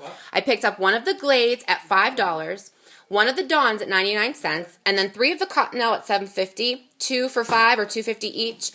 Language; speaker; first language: English; native; English